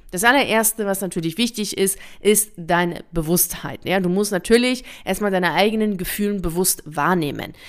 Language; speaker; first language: German; early bilingual, other home language; Persian